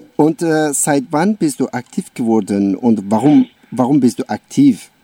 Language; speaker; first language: German; non-native, learner; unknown